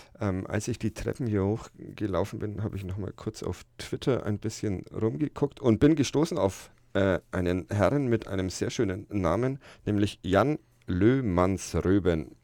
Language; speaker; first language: German; native; German